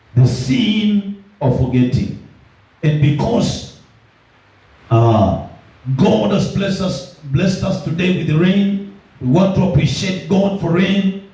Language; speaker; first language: English; non-native, local second language; Swahili